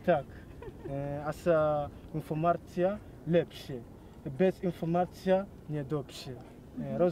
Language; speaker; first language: Polish; non-native, learner; Swahili